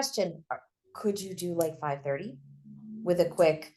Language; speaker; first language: English; native; English